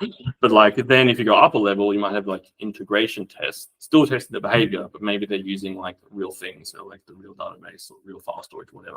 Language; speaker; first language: English; native; English